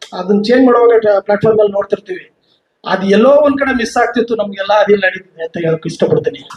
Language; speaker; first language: Kannada; native; Kannada